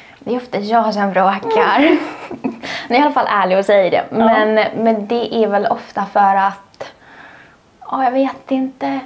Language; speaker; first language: Swedish; early bilingual, other home language; Russian